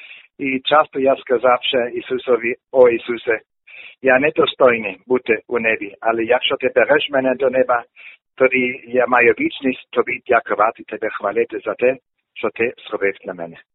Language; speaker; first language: Ukrainian; non-native, learner; German